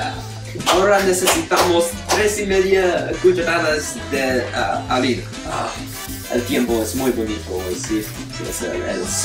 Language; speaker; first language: Spanish; non-native, learner; English